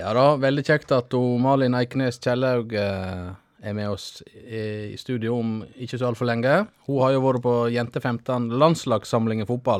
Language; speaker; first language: Norwegian; native; Norwegian